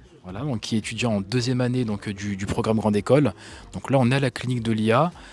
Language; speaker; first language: French; native; French